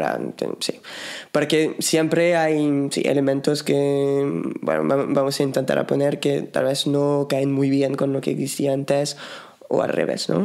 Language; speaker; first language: Spanish; non-native, fluent; French